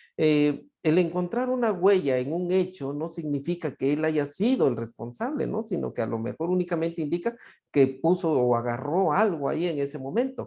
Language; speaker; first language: Spanish; native; Spanish